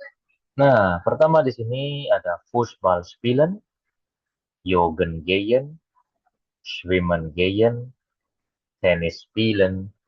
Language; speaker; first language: German; non-native, fluent; Indonesian